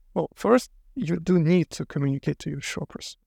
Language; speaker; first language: English; non-native, fluent; Lithuanian